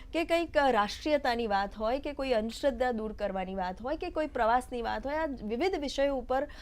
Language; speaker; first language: Gujarati; native; Gujarati